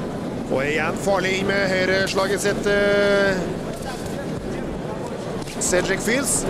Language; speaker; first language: Norwegian; native; Norwegian